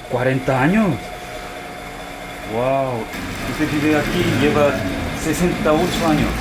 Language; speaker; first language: Spanish; non-native, learner; Korean